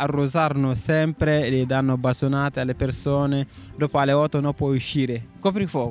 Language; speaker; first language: Italian; non-native, fluent; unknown